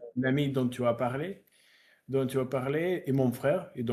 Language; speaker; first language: French; non-native, learner; Russian